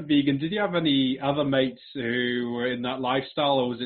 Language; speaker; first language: English; native; English